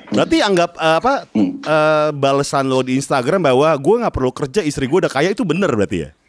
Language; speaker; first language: Indonesian; native; Indonesian